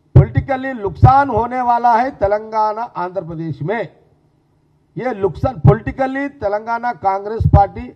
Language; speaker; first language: Hindi; non-native, local second language; Telugu